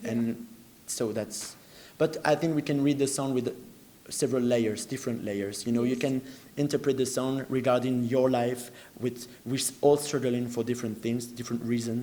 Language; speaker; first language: English; non-native, fluent; French